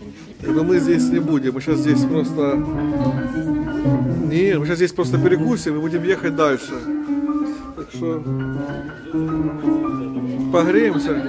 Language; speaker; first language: Russian; native; Russian